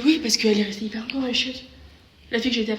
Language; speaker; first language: French; native; French